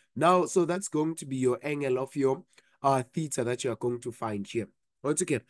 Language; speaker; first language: English; non-native, local second language; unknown